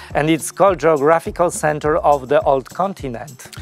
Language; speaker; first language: English; non-native, fluent; Polish